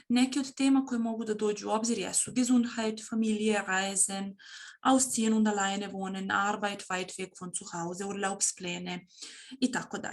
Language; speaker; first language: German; non-native, fluent; Serbian